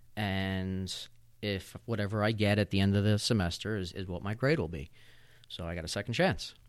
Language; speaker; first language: English; native; English